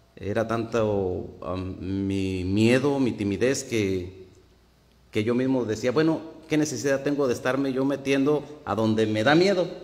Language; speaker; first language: Spanish; native; Spanish